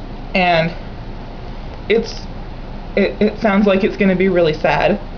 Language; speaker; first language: English; native; English